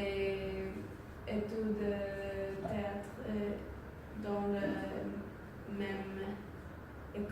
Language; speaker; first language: French; non-native, learner; Spanish